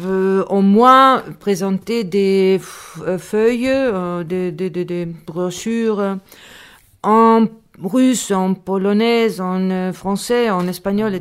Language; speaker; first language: French; non-native, learner; Spanish